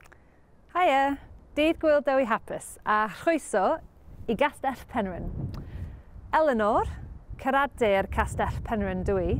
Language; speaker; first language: Welsh; non-native, learner; English